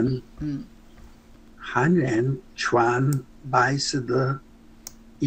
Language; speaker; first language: Chinese; non-native, learner; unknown